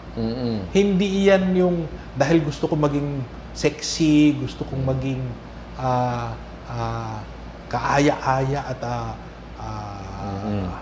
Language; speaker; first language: Filipino; native; Filipino